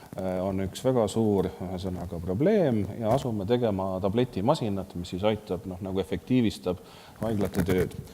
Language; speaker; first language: Estonian; native; Estonian